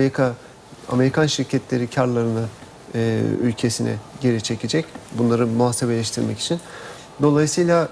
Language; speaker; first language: Turkish; native; Turkish